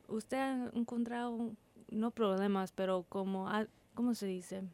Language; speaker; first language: Spanish; early bilingual, heritage; Spanish